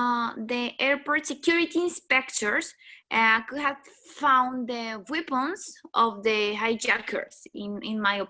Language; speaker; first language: English; non-native, learner; Spanish